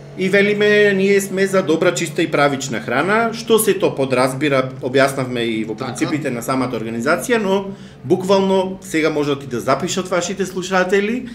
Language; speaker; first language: Macedonian; native; Macedonian